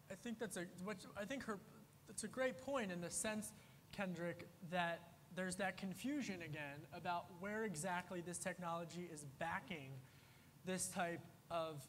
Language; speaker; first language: English; native; English